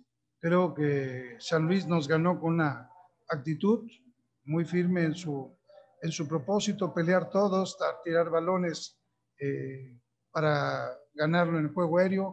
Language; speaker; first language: Spanish; native; Spanish